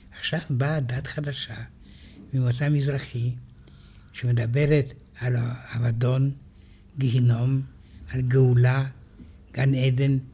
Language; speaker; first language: Hebrew; non-native, fluent; Romanian